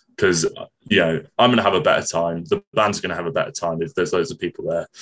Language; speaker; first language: English; native; English